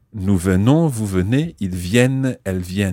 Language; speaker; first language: French; non-native, fluent; English